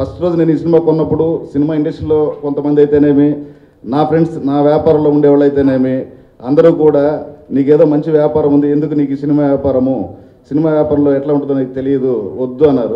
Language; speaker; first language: Telugu; native; Telugu